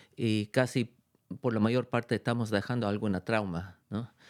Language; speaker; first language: Spanish; early bilingual, heritage; Spanish